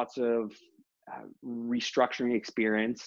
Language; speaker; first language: English; native; English